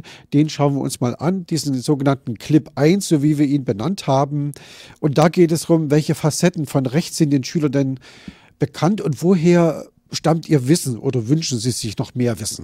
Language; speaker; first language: German; native; German